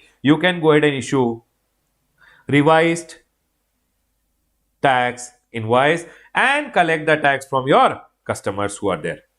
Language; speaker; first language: English; non-native, local second language; Hindi